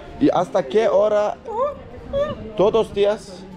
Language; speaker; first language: Spanish; non-native, learner; Turkish